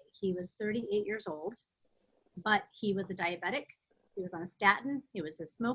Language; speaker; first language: English; native; English